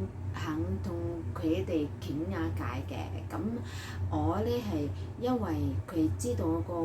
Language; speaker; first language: Cantonese; non-native, learner; Indonesian